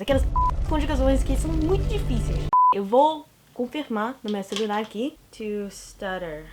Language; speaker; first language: Portuguese; non-native, learner; English